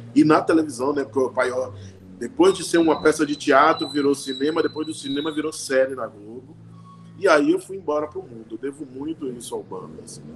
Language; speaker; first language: Portuguese; native; Portuguese